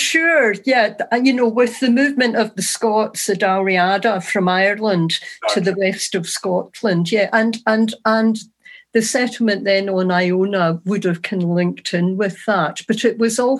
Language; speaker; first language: English; native; English